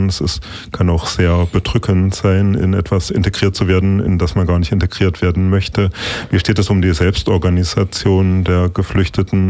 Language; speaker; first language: German; native; German